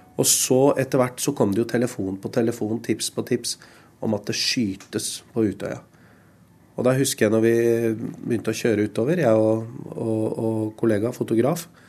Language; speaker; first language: Norwegian; early bilingual, other home language; Urdu